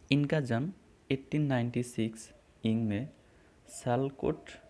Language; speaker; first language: Hindi; non-native, local second language; Assamese